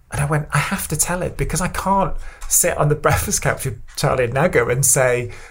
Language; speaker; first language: English; native; English